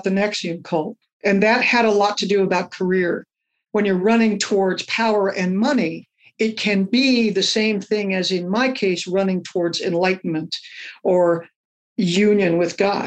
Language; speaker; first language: English; native; English